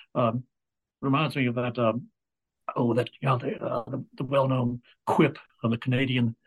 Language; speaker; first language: English; native; English